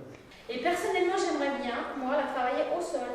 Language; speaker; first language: French; native; French